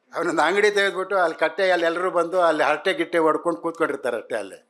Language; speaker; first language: Kannada; native; Kannada